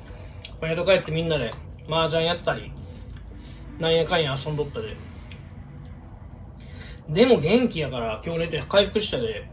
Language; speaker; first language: Japanese; native; Japanese